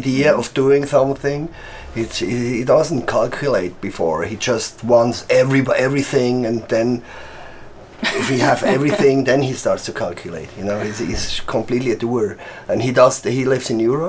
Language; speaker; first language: English; non-native, fluent; Swiss German